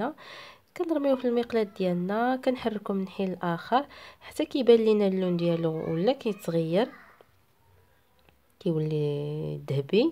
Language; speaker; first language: Arabic; native; Arabic